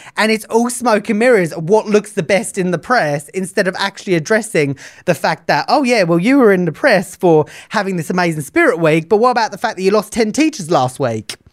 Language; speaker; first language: English; native; English